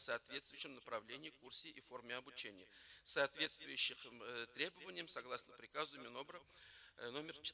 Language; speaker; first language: Russian; native; Russian